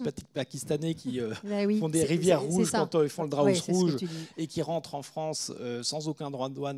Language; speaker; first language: French; native; French